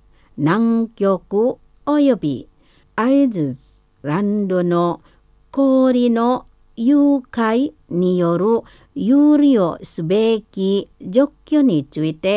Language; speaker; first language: Japanese; non-native, learner; Indonesian